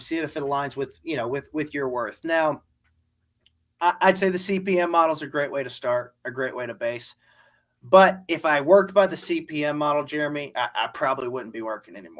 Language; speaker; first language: English; native; English